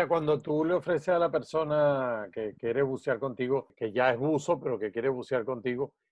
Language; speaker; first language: Spanish; native; Spanish